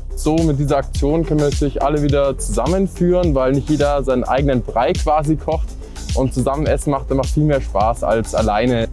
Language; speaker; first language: German; native; German